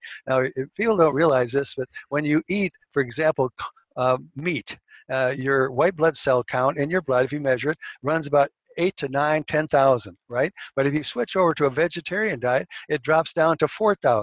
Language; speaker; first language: English; native; English